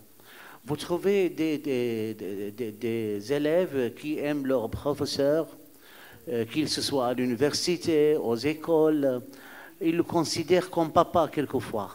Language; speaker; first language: French; non-native, fluent; Arabic